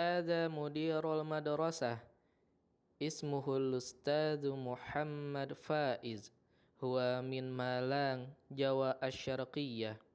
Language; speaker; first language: Arabic; non-native, fluent; Indonesian